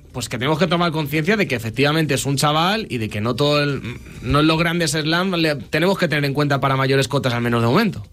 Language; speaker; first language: Spanish; native; Spanish